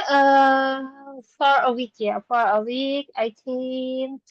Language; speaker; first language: English; non-native, learner; Indonesian